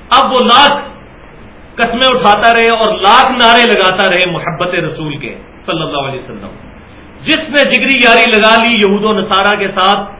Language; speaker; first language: Urdu; non-native, local second language; Punjabi